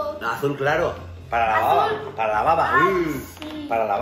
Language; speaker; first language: Spanish; native; Spanish